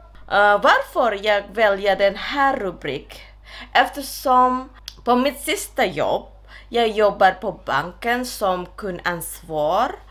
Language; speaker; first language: Swedish; non-native, learner; Indonesian